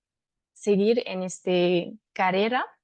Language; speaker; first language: Spanish; non-native, fluent; French